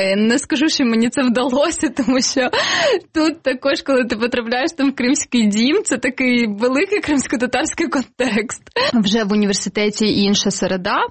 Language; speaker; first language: Ukrainian; non-native, local second language; Crimean Tatar